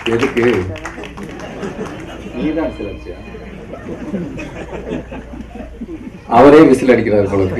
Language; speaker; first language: Tamil; native; Tamil